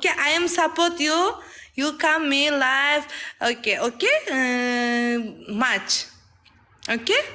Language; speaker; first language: English; non-native, learner; Uzbek